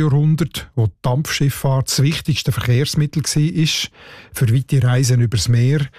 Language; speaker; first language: German; native; German